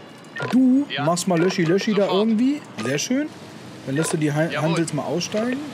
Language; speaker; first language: German; native; German